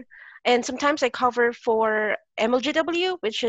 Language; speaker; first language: English; non-native, local second language; Filipino